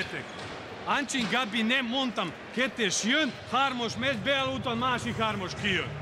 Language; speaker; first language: Hungarian; non-native, fluent; Serbian